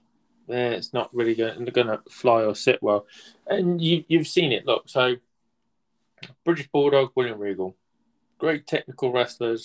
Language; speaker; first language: English; native; English